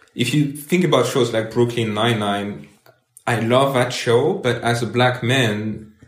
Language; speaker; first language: English; non-native, fluent; French